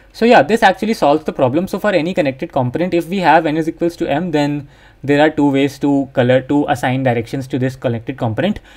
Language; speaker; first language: English; non-native, local second language; Hindi